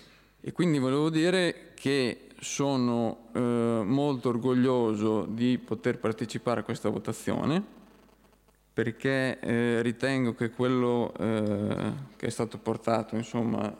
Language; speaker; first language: Italian; native; Italian